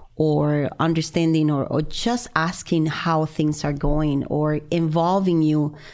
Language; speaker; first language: English; non-native, fluent; Spanish